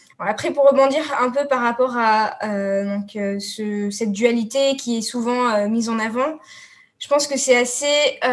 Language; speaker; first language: French; non-native, local second language; Arabic